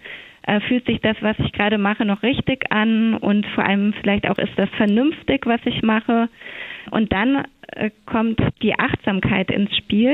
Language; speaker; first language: German; native; German